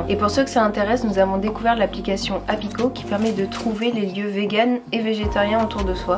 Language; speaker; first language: French; native; French